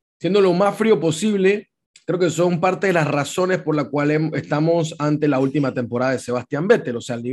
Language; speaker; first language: Spanish; native; Spanish